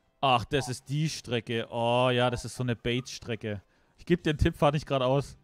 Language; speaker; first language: German; native; German